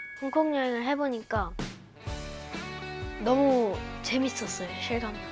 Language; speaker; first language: Korean; native; Korean